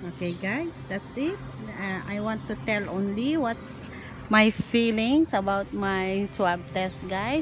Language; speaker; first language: English; non-native, local second language; Filipino